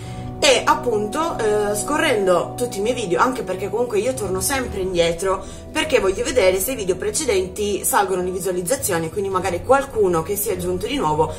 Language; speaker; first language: Italian; native; Italian